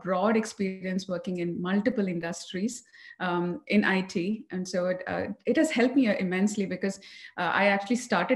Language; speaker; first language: English; non-native, local second language; Tamil